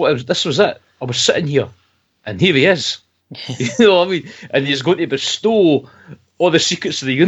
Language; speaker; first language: English; native; English